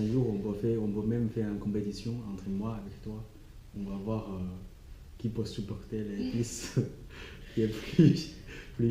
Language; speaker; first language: French; non-native, learner; Chinese